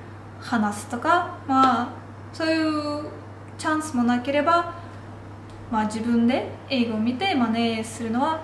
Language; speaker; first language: Japanese; non-native, fluent; Russian